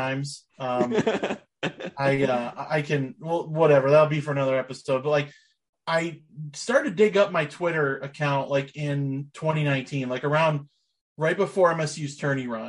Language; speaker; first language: English; native; English